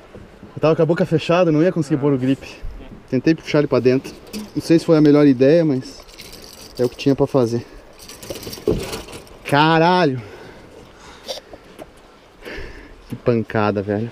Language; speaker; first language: Portuguese; native; Portuguese